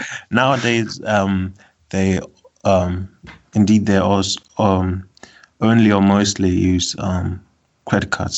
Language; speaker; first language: English; non-native, fluent; German